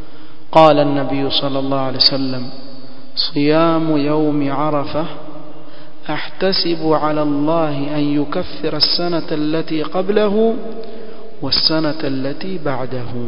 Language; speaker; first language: Arabic; non-native, fluent; Swahili